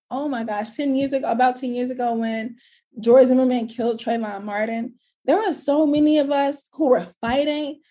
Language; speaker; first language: English; native; English